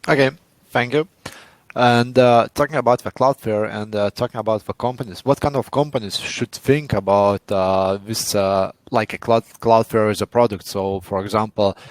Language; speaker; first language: English; non-native, fluent; Lithuanian